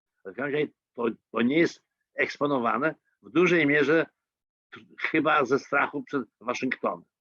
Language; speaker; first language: Polish; native; Polish